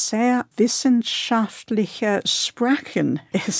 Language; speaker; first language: German; non-native, fluent; English